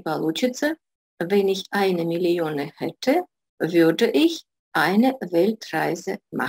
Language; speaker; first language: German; non-native, fluent; Russian